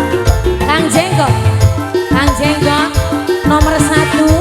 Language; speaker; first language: Indonesian; non-native, local second language; Javanese